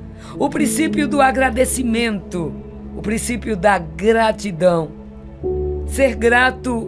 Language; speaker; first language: Portuguese; native; Portuguese